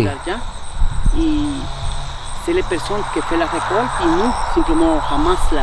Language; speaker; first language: French; non-native, learner; Spanish